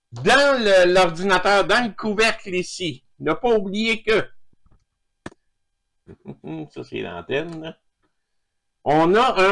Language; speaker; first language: French; native; French